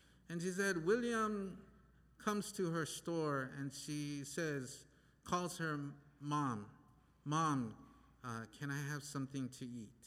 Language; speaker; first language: English; native; English